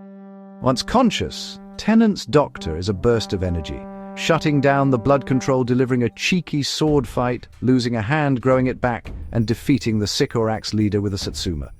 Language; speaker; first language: English; native; English